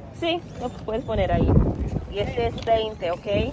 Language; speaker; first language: Spanish; early bilingual, other home language; English